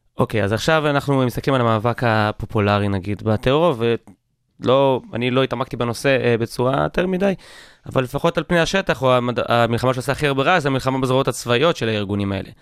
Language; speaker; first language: Hebrew; native; Hebrew